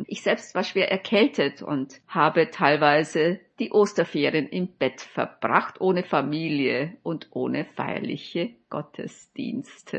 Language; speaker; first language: German; native; German